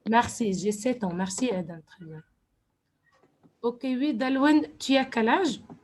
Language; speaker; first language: French; non-native, fluent; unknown